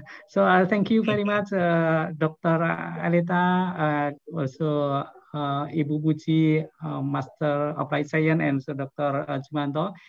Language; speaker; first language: English; non-native, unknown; Indonesian